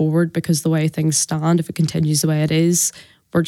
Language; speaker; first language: English; native; English